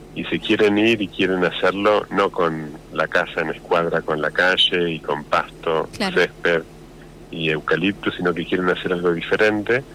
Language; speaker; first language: Spanish; native; Spanish